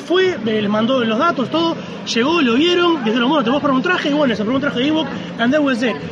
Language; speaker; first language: Spanish; native; Spanish